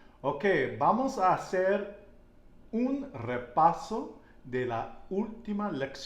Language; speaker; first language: Spanish; non-native, learner; English